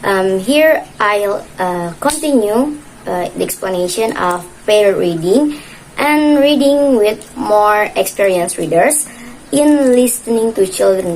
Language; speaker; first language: English; non-native, learner; Indonesian